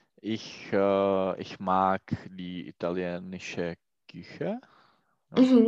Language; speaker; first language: German; non-native, learner; Czech